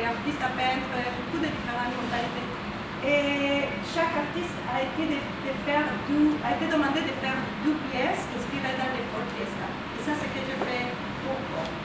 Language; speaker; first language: French; non-native, fluent; Spanish